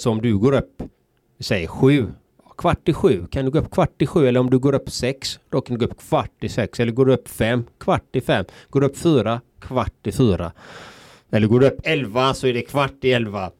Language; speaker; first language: Swedish; native; Swedish